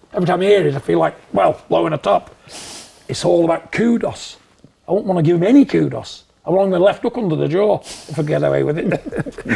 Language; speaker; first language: English; native; English